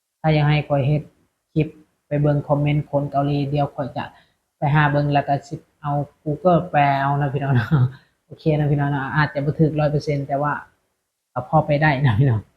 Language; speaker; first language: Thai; non-native, local second language; Lao